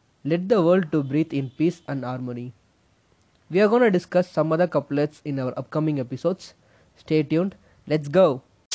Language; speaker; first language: English; non-native, local second language; Tamil